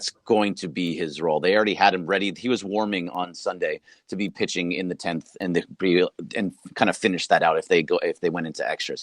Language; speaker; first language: English; native; English